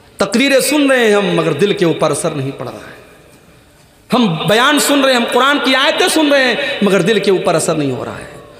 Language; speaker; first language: Urdu; native; Urdu